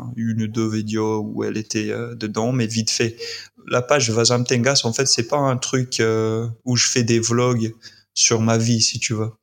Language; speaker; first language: French; non-native, fluent; English